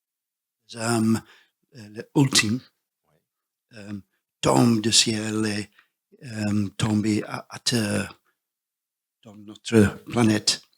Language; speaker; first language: French; non-native, learner; English